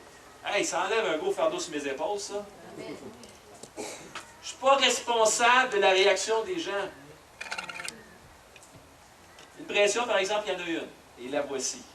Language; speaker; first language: French; native; French